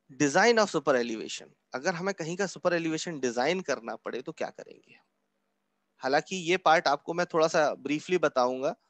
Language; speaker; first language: Hindi; native; Hindi